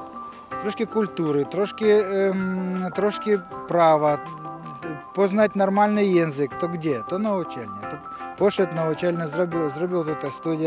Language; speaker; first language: Polish; early bilingual, heritage; Ukrainian